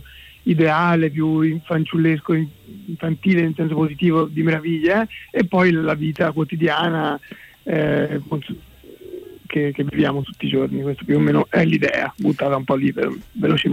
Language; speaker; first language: Italian; native; Italian